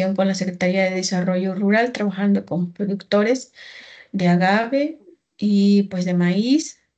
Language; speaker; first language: Spanish; native; Spanish